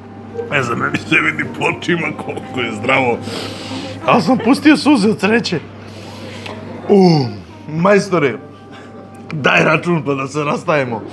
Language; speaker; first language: Bosnian; native; Bosnian